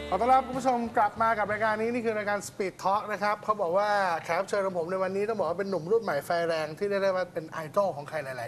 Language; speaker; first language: Thai; native; Thai